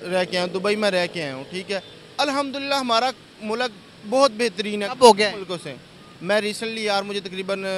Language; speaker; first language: Urdu; non-native, local second language; Punjabi